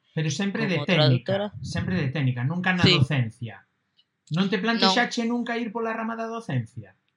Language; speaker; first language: Galician; non-native, local second language; Spanish